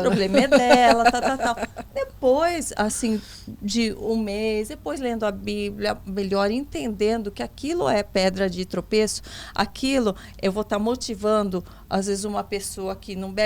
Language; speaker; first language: Portuguese; native; Portuguese